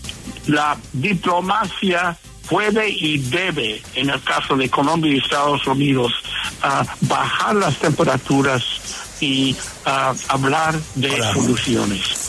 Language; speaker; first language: Spanish; non-native, fluent; English